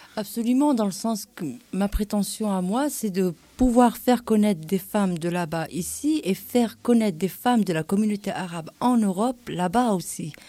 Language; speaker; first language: French; non-native, local second language; Arabic